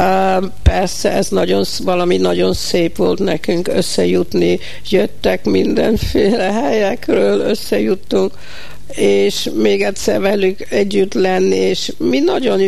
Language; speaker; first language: Hungarian; early bilingual, heritage; Hungarian